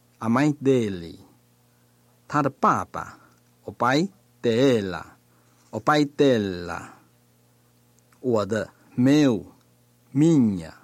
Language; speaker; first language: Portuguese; non-native, learner; Chinese